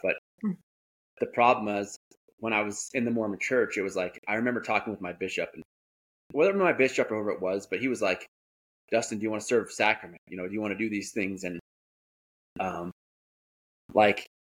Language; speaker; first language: English; native; English